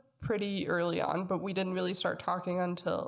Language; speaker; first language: English; non-native, fluent; Danish